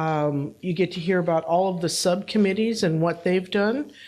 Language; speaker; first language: English; native; English